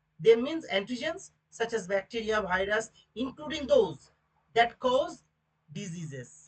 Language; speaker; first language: English; non-native, local second language; Bangla